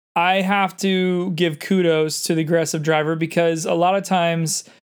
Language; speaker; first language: English; native; English